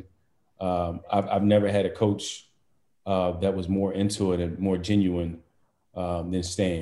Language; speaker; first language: English; native; English